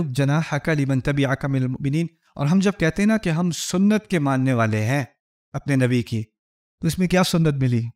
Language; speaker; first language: Urdu; native; Urdu